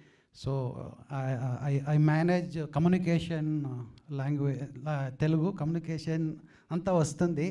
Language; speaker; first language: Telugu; non-native, learner; Kannada